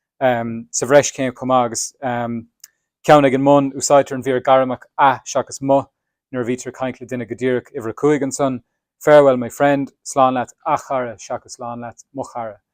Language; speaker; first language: Irish; native; Irish